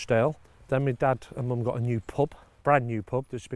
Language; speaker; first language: English; native; English